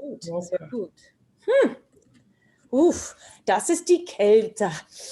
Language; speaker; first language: German; non-native, fluent; English